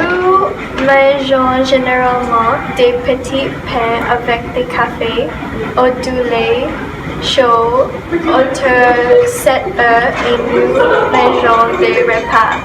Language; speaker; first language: French; non-native, learner; English